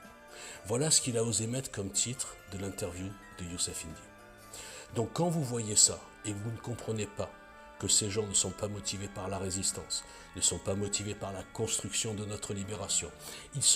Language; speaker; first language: French; native; French